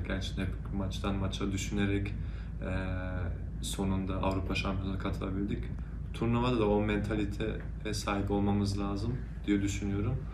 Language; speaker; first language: Turkish; early bilingual, heritage; Turkish